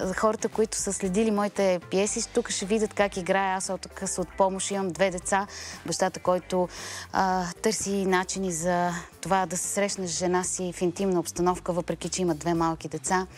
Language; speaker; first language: Bulgarian; native; Bulgarian